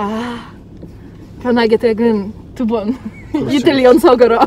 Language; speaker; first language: Korean; non-native, fluent; Russian